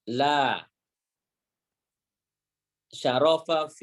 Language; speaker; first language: Arabic; non-native, learner; Indonesian